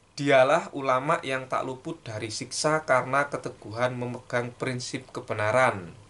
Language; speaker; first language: Indonesian; native; Indonesian